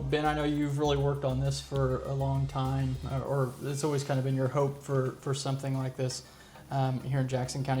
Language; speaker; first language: English; native; English